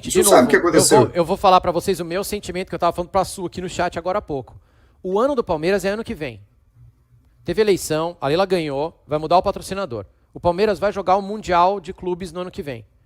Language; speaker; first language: Portuguese; native; Portuguese